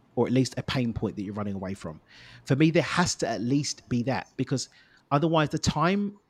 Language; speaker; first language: English; native; English